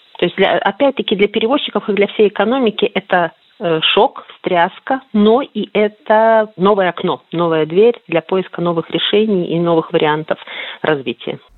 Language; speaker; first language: Russian; native; Russian